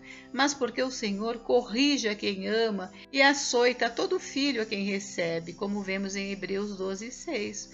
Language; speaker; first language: Portuguese; native; Portuguese